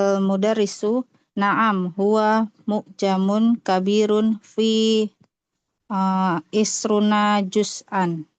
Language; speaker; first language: Arabic; non-native, learner; Indonesian